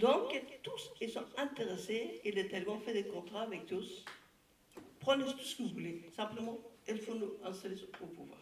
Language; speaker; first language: French; non-native, fluent; Persian